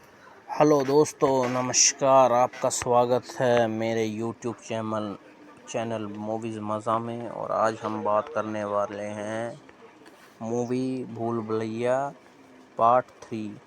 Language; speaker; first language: Hindi; native; Hindi